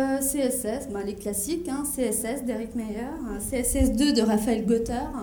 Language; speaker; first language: French; native; French